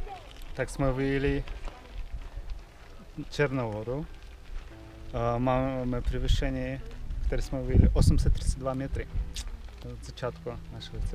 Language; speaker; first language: Czech; non-native, learner; Russian